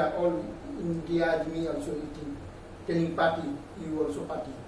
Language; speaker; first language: English; non-native, learner; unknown